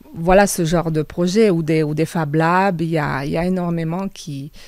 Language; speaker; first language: French; non-native, fluent; Hungarian